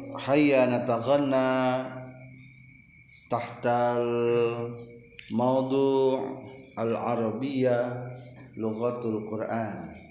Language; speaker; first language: Arabic; non-native, fluent; Indonesian